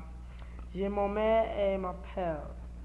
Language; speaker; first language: French; non-native, learner; English